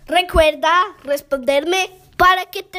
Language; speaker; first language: Spanish; early bilingual, heritage; Spanish